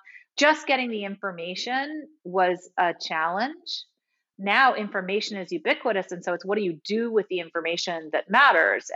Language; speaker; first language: English; native; English